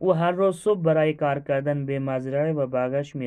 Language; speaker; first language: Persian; non-native, fluent; Urdu